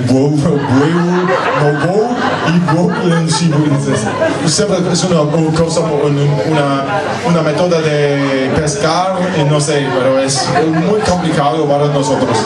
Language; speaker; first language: Spanish; non-native, learner; German